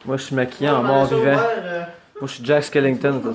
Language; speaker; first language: French; native; French